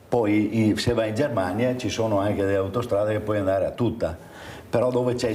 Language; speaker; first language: Italian; native; Italian